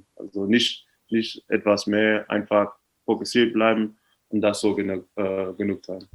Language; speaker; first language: German; non-native, fluent; English